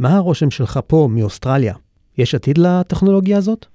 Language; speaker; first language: Hebrew; native; Hebrew